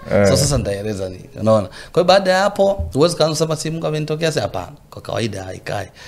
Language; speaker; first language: Swahili; native; Swahili